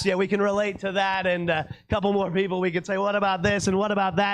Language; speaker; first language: English; native; English